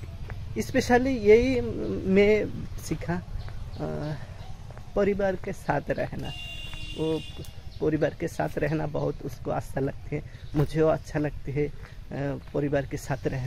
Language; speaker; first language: Hindi; non-native, fluent; Bangla